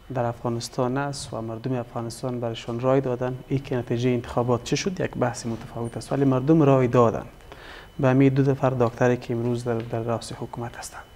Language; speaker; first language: Persian; native; Persian